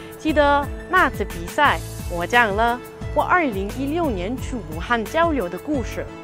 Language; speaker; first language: Chinese; non-native, learner; German